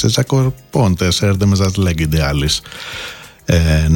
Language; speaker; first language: Hungarian; non-native, fluent; Greek